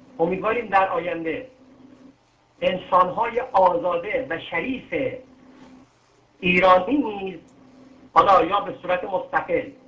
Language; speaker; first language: Persian; non-native, local second language; Arabic